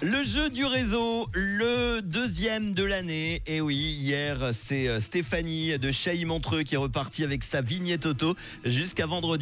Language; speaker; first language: French; native; French